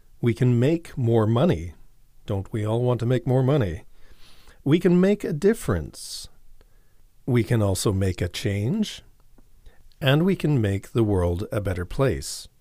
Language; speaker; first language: English; native; English